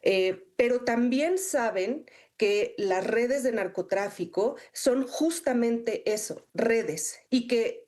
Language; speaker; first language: Spanish; native; Spanish